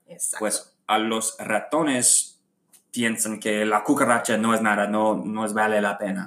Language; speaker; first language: Spanish; non-native, learner; English